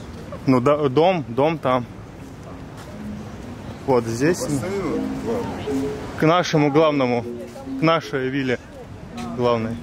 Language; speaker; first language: Russian; native; Russian